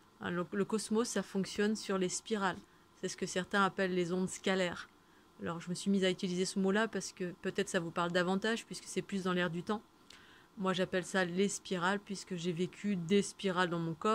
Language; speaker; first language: French; native; French